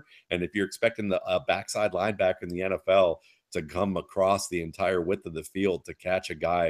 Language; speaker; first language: English; native; English